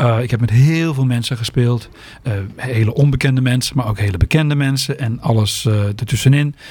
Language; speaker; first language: Dutch; native; Dutch